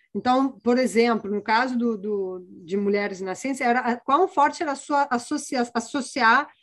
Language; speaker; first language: Portuguese; non-native, fluent; Italian